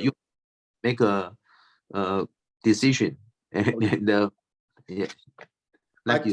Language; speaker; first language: English; non-native, fluent; Chinese